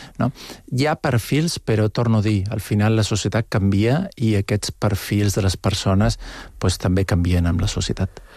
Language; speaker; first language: Catalan; native; Catalan